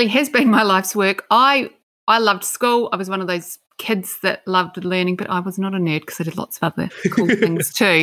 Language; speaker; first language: English; native; English